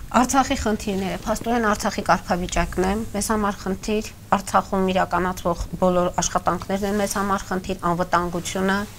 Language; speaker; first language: Armenian; native; Armenian